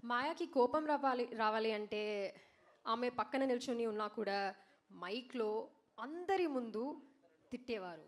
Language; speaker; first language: Telugu; non-native, learner; Malayalam